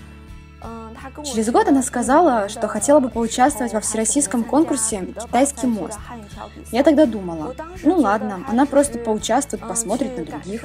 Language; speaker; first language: Russian; non-native, fluent; Chinese